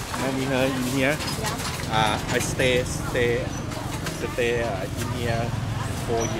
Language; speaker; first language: English; non-native, learner; Thai